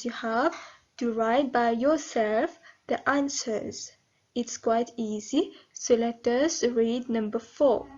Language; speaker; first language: English; non-native, local second language; Morisyen